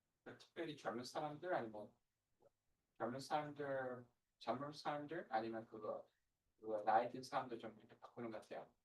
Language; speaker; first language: Korean; non-native, learner; English